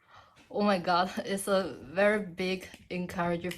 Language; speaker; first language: English; non-native, learner; Chinese